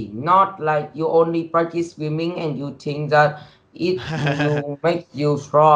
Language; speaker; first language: English; non-native, learner; Vietnamese